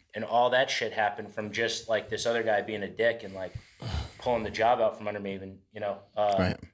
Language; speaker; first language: English; native; English